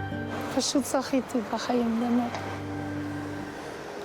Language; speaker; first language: Hebrew; non-native, fluent; English